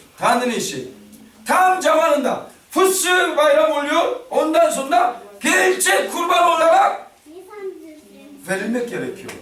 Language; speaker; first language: Turkish; non-native, learner; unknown